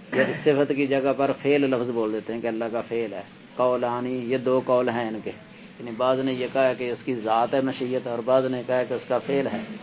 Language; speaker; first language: Urdu; non-native, local second language; Punjabi